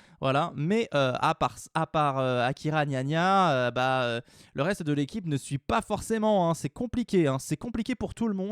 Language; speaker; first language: French; native; French